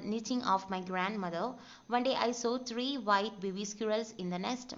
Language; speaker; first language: English; non-native, local second language; Malayalam